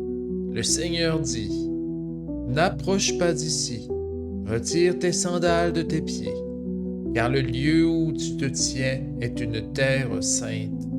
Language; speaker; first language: French; native; French